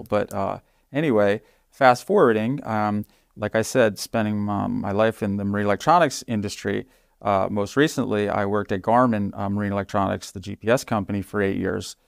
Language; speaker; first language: English; native; English